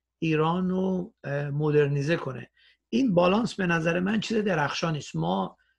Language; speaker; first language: Persian; native; Persian